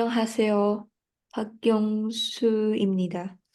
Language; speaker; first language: Korean; non-native, learner; Indonesian